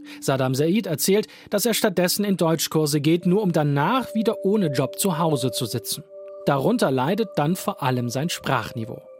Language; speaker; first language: German; native; German